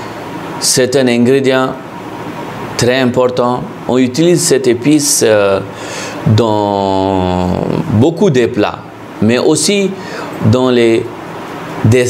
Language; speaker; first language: French; non-native, fluent; Hindi